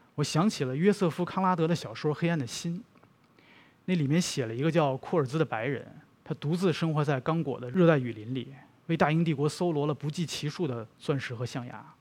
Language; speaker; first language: Chinese; native; Chinese